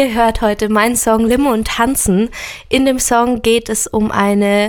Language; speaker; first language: German; native; German